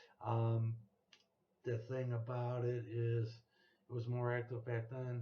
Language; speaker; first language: English; native; English